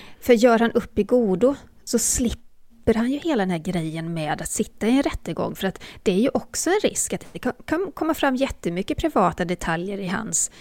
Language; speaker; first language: Swedish; native; Swedish